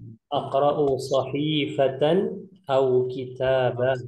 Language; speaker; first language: Arabic; non-native, fluent; Indonesian